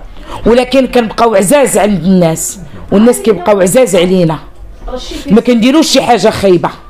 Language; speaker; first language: Arabic; native; Arabic